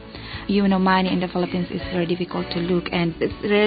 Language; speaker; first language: English; non-native, local second language; Bikol